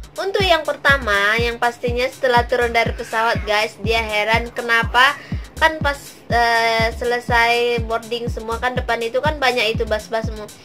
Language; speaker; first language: Indonesian; native; Indonesian